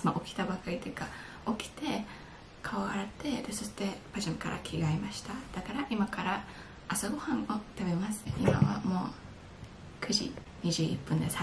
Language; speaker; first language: Japanese; early bilingual, heritage; English